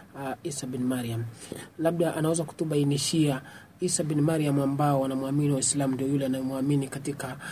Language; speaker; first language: Swahili; native; Swahili